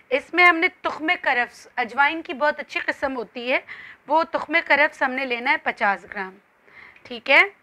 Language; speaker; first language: Urdu; non-native, local second language; Khowar